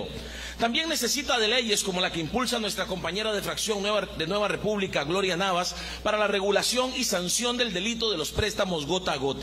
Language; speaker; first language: Spanish; native; Spanish